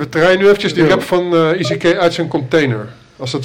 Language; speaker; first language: Dutch; native; Dutch